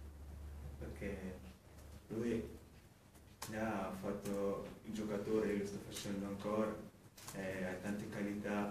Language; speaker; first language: Italian; non-native, fluent; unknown